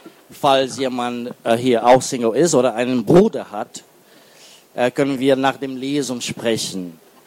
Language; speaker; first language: German; non-native, learner; Portuguese